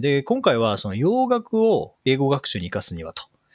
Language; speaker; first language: Japanese; native; Japanese